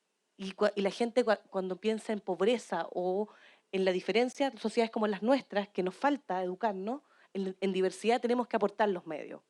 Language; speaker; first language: Spanish; native; Spanish